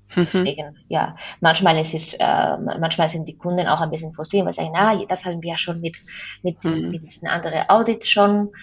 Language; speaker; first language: German; non-native, fluent; Spanish